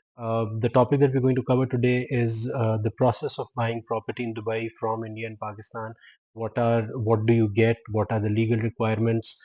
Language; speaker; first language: English; non-native, local second language; Urdu